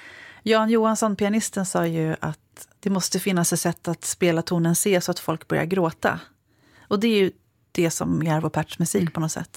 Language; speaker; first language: Swedish; native; Swedish